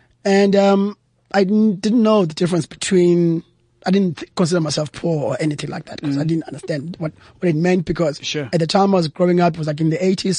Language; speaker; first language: English; non-native, local second language; Xhosa